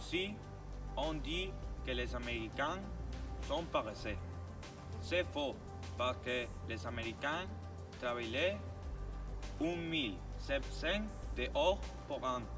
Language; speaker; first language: French; non-native, learner; Spanish